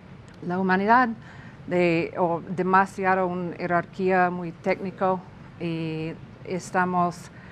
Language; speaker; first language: Spanish; non-native, fluent; English